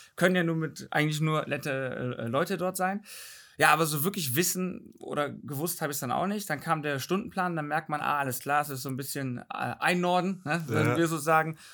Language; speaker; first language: German; native; German